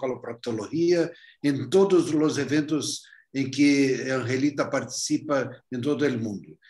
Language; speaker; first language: Spanish; non-native, fluent; Portuguese